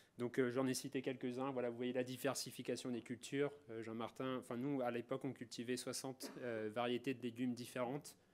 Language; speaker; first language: French; native; French